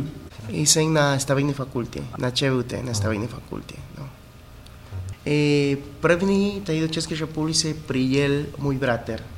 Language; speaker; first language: Czech; non-native, fluent; Spanish